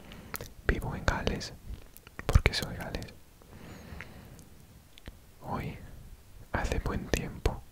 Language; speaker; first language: Spanish; non-native, fluent; Welsh